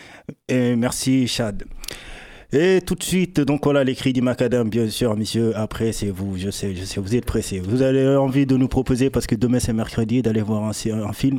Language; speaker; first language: French; native; French